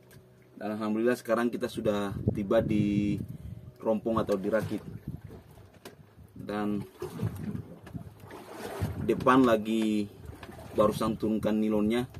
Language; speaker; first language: Indonesian; native; Indonesian